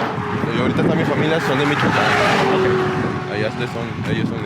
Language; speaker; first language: Spanish; native; Spanish